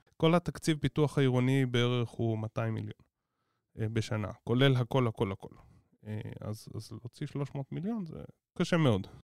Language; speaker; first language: Hebrew; native; Hebrew